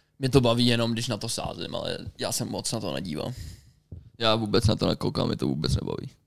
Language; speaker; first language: Czech; early bilingual, heritage; Czech